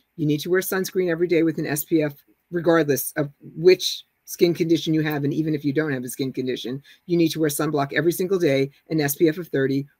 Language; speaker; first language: English; native; English